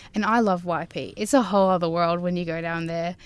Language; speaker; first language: English; native; English